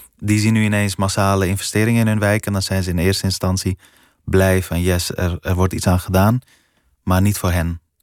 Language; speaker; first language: Dutch; early bilingual, other home language; Persian